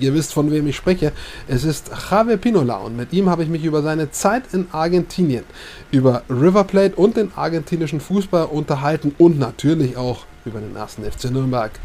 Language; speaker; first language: German; non-native, fluent; Spanish